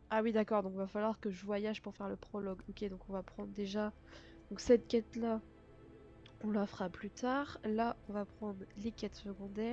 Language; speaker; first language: French; native; French